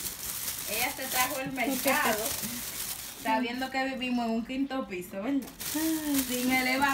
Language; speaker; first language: Spanish; native; Spanish